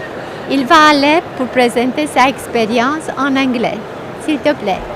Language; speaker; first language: French; non-native, fluent; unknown